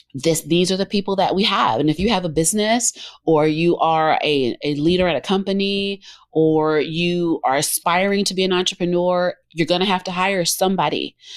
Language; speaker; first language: English; native; English